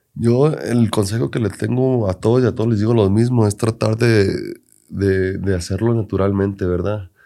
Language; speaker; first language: Spanish; early bilingual, heritage; Spanish